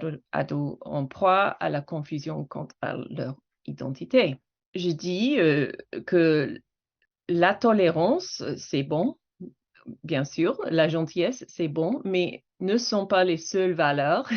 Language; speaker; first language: French; non-native, fluent; English